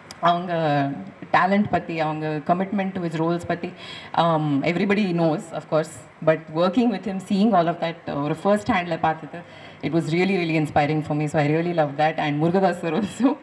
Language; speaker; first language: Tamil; non-native, learner; Kannada